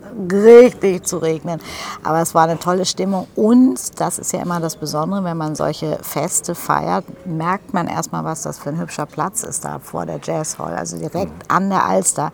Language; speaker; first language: German; native; German